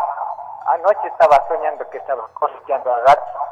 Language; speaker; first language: Spanish; non-native, local second language; Quechua